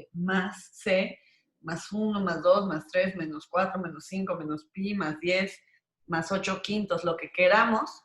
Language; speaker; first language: Spanish; native; Spanish